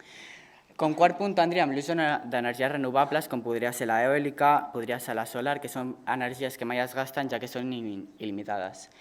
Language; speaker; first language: Catalan; native; Catalan